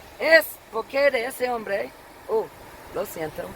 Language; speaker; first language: Spanish; non-native, learner; English